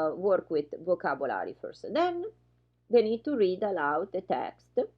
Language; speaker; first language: English; non-native, fluent; Italian